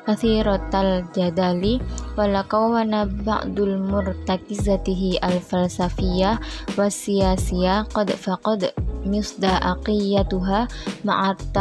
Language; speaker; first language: Arabic; non-native, learner; Indonesian